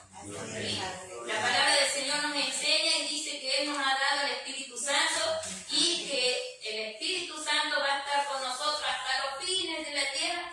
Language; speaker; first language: Spanish; native; Spanish